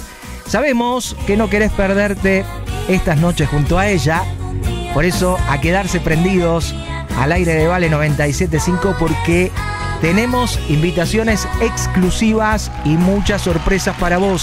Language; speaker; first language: Spanish; native; Spanish